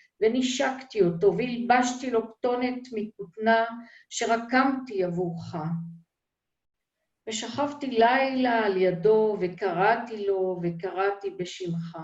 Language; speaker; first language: Hebrew; native; Hebrew